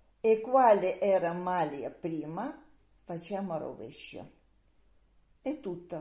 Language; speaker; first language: Italian; non-native, learner; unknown